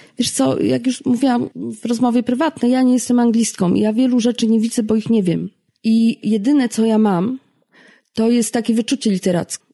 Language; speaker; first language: Polish; native; Polish